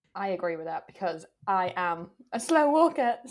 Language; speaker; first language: English; native; English